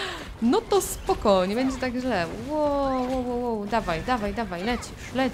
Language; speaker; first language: Polish; native; Polish